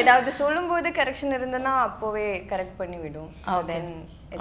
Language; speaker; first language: Tamil; non-native, learner; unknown